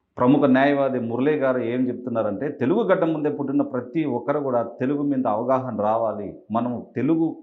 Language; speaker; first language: Telugu; native; Telugu